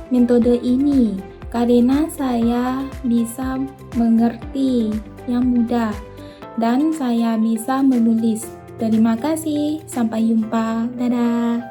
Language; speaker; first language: Malay; non-native, learner; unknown